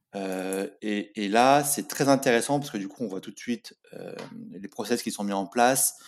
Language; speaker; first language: French; native; French